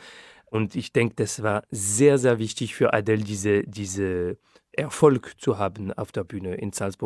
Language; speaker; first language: German; non-native, fluent; French